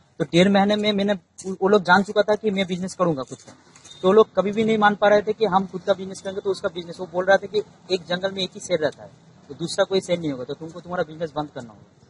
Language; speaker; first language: Hindi; native; Hindi